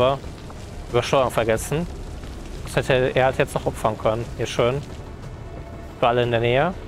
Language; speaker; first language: German; native; German